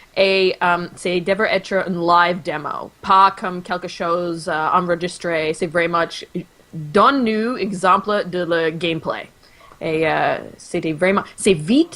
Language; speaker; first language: French; non-native, local second language; English